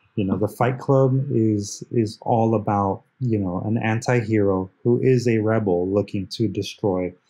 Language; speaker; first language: English; early bilingual, other home language; Spanish